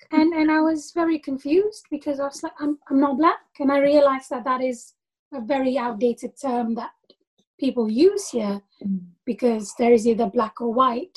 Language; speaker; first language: English; non-native, local second language; Tamil